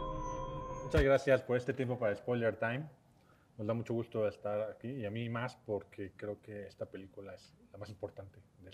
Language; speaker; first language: Spanish; native; Spanish